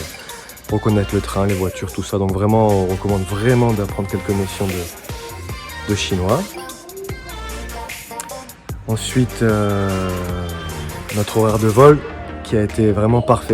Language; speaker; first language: French; native; French